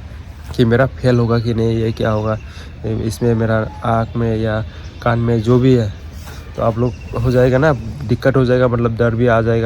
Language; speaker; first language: Hindi; non-native, local second language; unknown